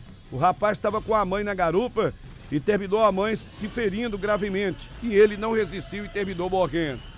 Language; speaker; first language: Portuguese; native; Portuguese